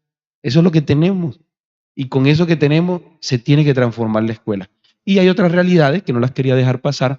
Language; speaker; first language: Spanish; native; Spanish